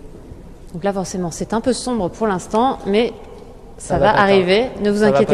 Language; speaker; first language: French; native; French